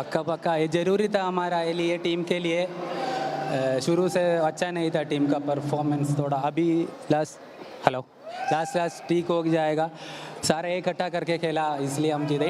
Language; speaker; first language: Hindi; non-native, local second language; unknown